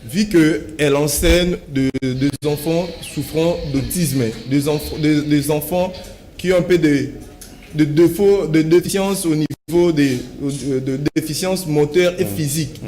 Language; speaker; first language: French; non-native, local second language; Lingala